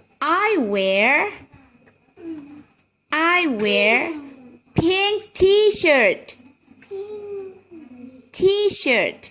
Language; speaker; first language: English; non-native, learner; Thai